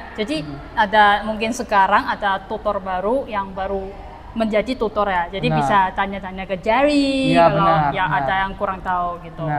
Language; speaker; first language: Indonesian; non-native, fluent; Chinese